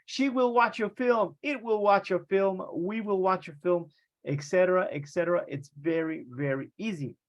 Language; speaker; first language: English; non-native, fluent; Spanish